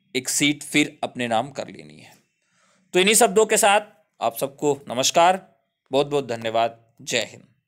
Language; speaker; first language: Hindi; native; Hindi